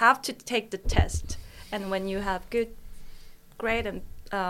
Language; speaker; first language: English; non-native, fluent; Korean